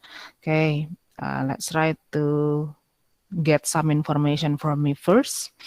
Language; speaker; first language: English; non-native, fluent; Indonesian